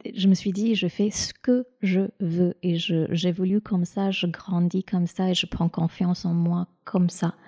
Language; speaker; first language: French; non-native, fluent; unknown